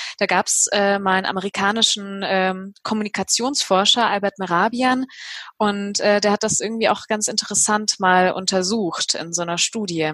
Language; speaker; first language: German; native; German